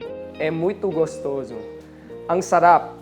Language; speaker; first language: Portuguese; non-native, fluent; Filipino